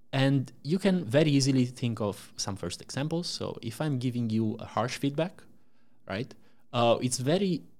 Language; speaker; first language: English; non-native, fluent; Italian